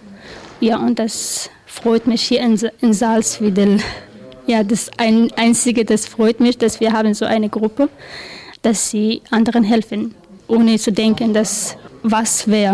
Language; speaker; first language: German; non-native, learner; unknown